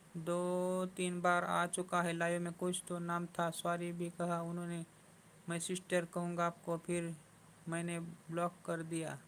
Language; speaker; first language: Hindi; non-native, local second language; Marathi